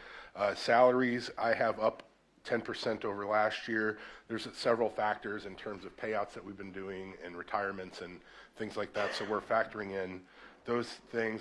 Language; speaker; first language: English; native; English